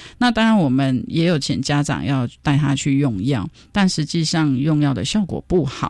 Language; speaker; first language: Chinese; native; Chinese